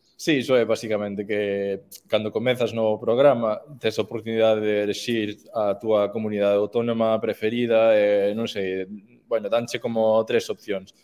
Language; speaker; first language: Galician; non-native, fluent; English